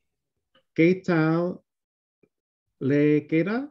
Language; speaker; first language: Spanish; non-native, learner; English